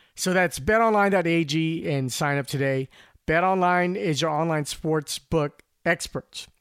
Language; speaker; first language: English; non-native, local second language; Filipino